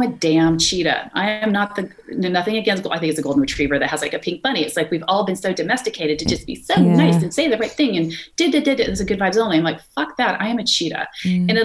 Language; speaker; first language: English; native; English